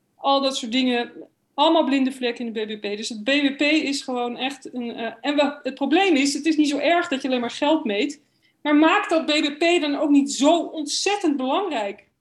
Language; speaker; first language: Dutch; native; Dutch